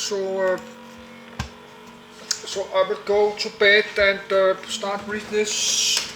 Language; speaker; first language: English; non-native, learner; Danish